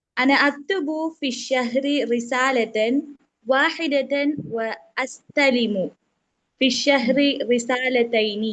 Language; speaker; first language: Arabic; non-native, learner; Tamil